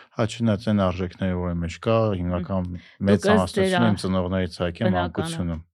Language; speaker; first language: Armenian; native; Armenian